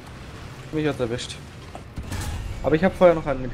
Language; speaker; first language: German; native; German